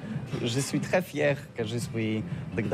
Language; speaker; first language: French; non-native, learner; Polish